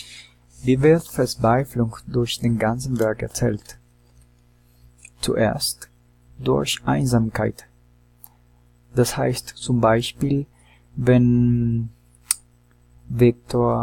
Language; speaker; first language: German; non-native, learner; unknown